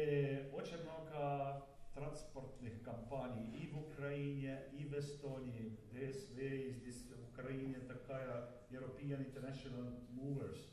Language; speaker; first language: Russian; non-native, learner; Estonian